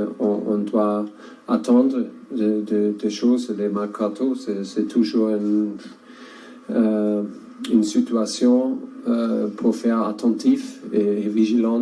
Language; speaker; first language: French; non-native, learner; German